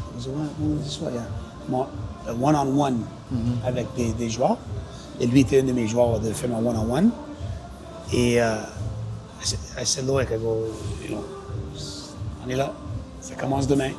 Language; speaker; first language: French; non-native, local second language; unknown